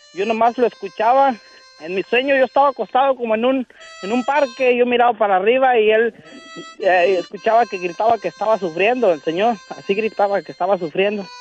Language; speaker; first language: Spanish; native; Spanish